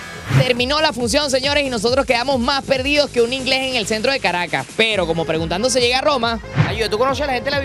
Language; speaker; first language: Spanish; native; Spanish